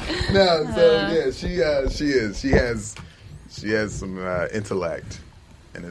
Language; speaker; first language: English; native; English